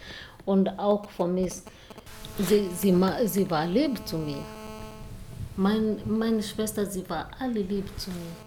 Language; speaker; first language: German; non-native, learner; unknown